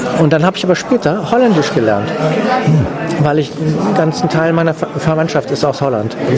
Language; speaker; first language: German; native; German